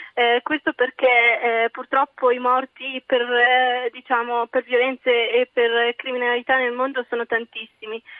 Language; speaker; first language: Italian; early bilingual, other home language; Arabic